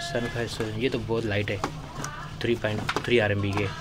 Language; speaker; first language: Chinese; non-native, learner; Urdu